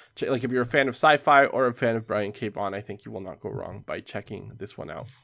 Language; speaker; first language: English; early bilingual, other home language; Spanish